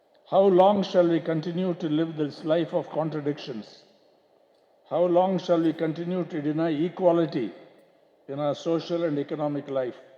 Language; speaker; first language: English; non-native, local second language; Tamil